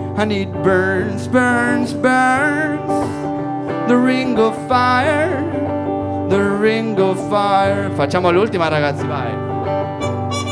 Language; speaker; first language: Italian; non-native, fluent; Spanish